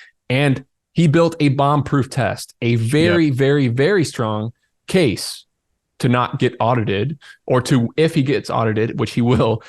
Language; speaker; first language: English; native; English